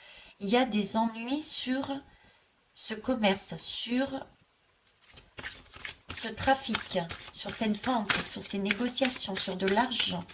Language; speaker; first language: French; native; French